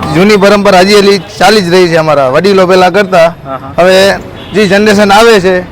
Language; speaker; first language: Gujarati; non-native, local second language; Sindhi